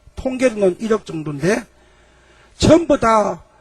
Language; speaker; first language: Korean; native; Korean